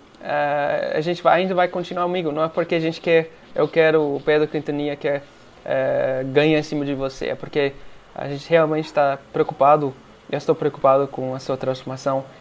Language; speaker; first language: Portuguese; non-native, fluent; English